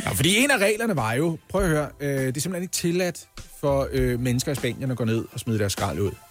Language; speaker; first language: Danish; native; Danish